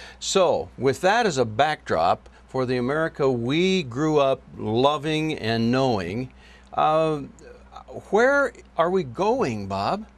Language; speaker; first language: English; native; English